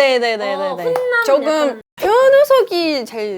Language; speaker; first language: Korean; non-native, fluent; Russian